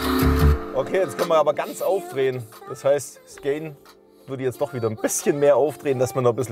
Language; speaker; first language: German; native; German